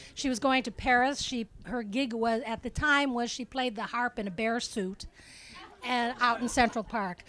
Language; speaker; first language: English; native; English